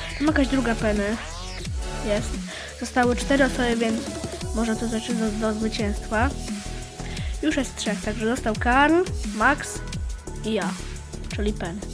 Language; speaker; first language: Polish; native; Polish